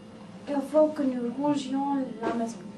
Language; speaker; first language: French; non-native, learner; English